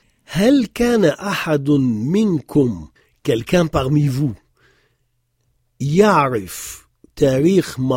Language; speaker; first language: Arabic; non-native, fluent; French